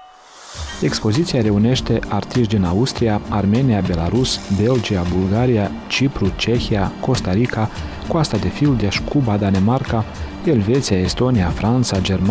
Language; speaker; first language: Romanian; native; Romanian